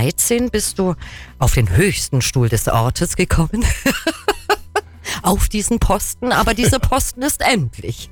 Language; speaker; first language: German; native; German